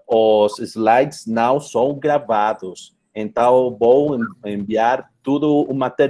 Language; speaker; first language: Portuguese; non-native, fluent; Spanish